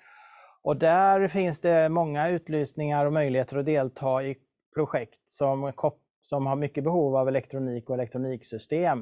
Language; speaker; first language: Swedish; native; Swedish